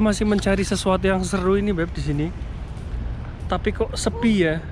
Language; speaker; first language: Indonesian; native; Indonesian